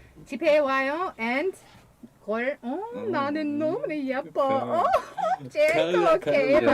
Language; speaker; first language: Korean; non-native, learner; English